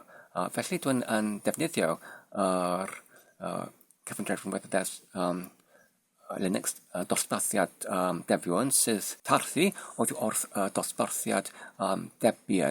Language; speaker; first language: Welsh; non-native, learner; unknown